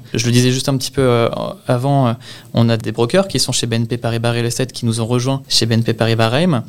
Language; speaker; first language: French; native; French